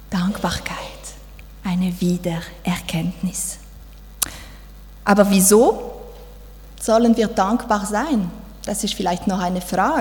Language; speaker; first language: German; non-native, fluent; French